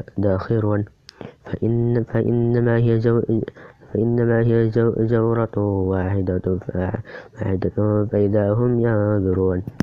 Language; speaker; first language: Arabic; non-native, learner; Indonesian